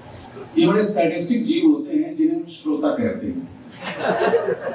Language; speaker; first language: Hindi; native; Hindi